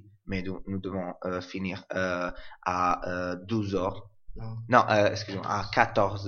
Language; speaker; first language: French; non-native, learner; Italian